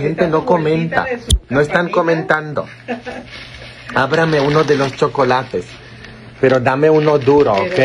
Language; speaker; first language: Spanish; non-native, fluent; Polish